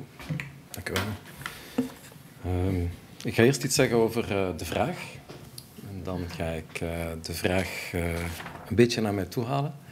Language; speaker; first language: Dutch; native; Dutch